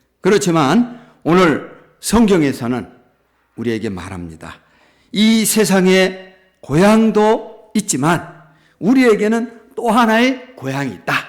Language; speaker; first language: Korean; native; Korean